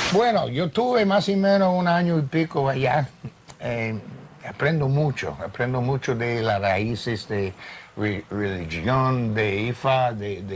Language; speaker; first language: Spanish; non-native, learner; English